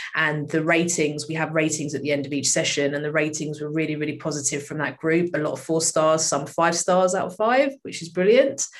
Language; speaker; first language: English; native; English